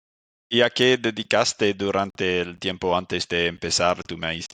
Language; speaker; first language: Spanish; non-native, fluent; English